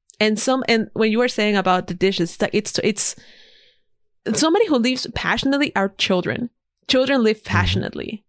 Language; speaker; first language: English; non-native, fluent; Spanish